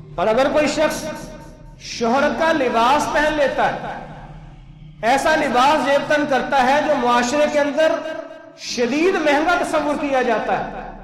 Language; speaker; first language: Urdu; non-native, local second language; Punjabi